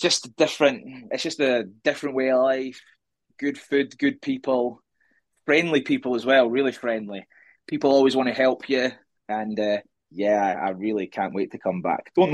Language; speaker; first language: English; native; English